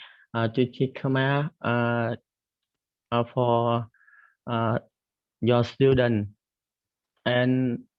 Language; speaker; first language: English; non-native, learner; Khmer